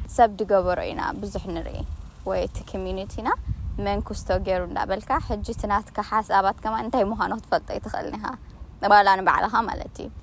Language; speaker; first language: Tigrinya; native; Tigrinya